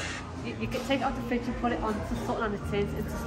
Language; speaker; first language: English; native; English